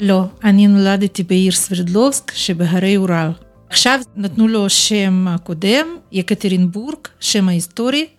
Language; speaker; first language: Hebrew; non-native, fluent; Russian